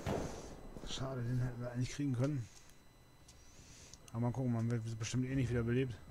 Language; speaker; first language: German; native; German